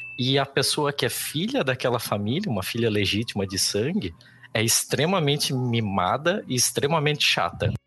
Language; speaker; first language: Portuguese; native; Portuguese